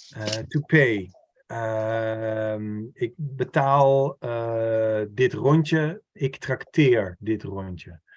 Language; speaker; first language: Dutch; non-native, fluent; English